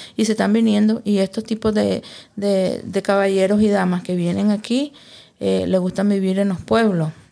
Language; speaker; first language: Spanish; early bilingual, heritage; Spanish